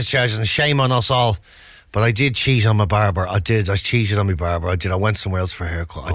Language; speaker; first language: English; native; English